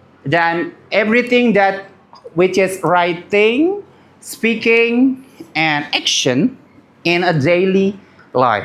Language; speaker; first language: English; non-native, learner; Indonesian